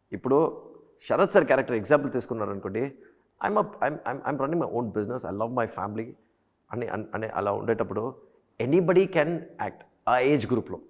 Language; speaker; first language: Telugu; native; Telugu